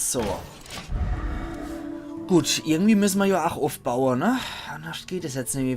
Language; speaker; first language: German; native; German